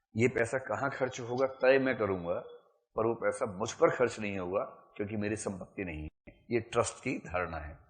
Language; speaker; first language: Hindi; native; Hindi